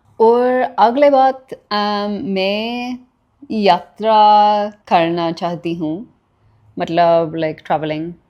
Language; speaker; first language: Hindi; non-native, learner; English